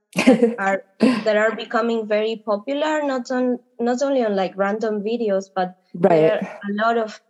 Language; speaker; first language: English; non-native, fluent; Spanish